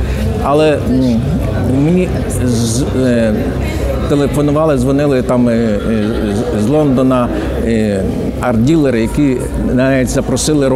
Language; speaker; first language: Ukrainian; native; Ukrainian